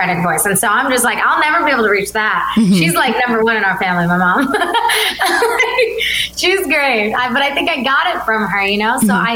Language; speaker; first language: English; early bilingual, other home language; Albanian